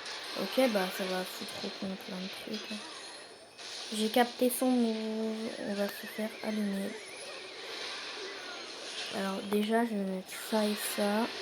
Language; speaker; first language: French; native; French